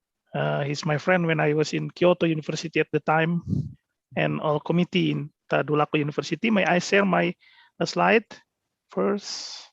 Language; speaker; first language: English; non-native, learner; Indonesian